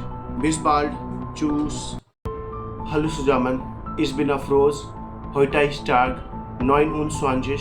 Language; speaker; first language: German; non-native, learner; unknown